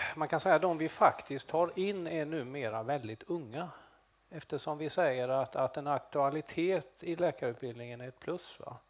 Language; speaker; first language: Swedish; native; Swedish